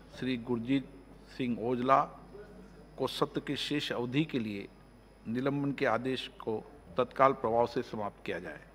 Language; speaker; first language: Hindi; native; Hindi